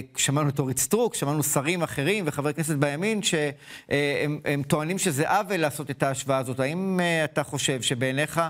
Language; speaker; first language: Hebrew; native; Hebrew